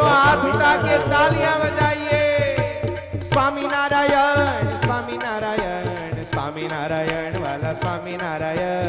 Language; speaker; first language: Hindi; non-native, local second language; Gujarati